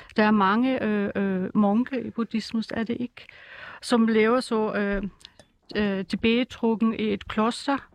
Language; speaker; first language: Danish; non-native, fluent; German